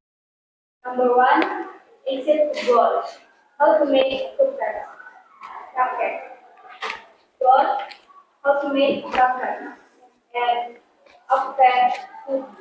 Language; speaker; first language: English; non-native, learner; Indonesian